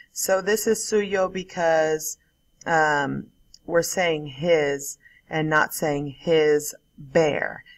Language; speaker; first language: English; native; English